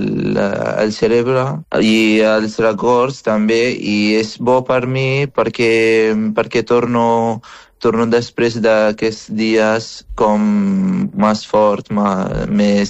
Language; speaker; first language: Catalan; non-native, fluent; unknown